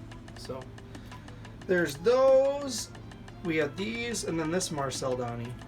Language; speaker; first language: English; native; English